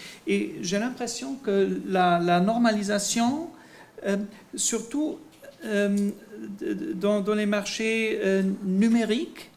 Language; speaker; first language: French; non-native, fluent; German